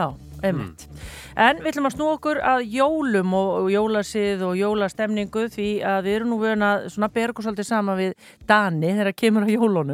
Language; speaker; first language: Icelandic; native; Icelandic